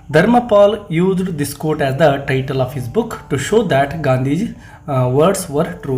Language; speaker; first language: English; non-native, local second language; Kannada